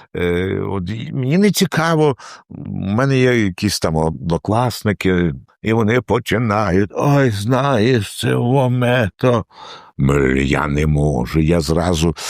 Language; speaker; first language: Ukrainian; native; Ukrainian